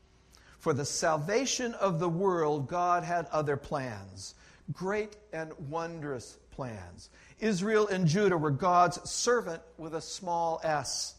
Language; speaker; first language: English; native; English